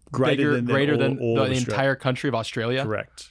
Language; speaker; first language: English; native; English